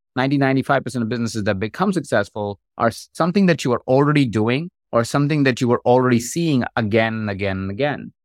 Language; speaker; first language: English; non-native, local second language; Hindi